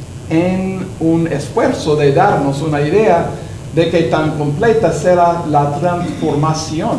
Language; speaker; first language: Spanish; non-native, learner; English